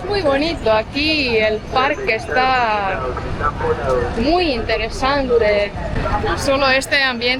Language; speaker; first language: Spanish; non-native, fluent; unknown